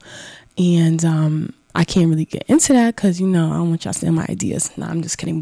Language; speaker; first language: English; native; English